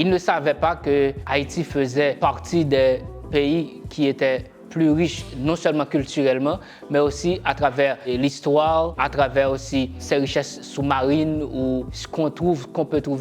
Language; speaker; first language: French; non-native, local second language; Haitian Creole